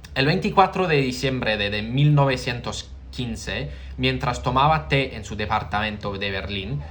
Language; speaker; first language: Spanish; non-native, learner; English